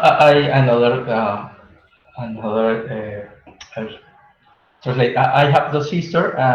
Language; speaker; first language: English; non-native, learner; Spanish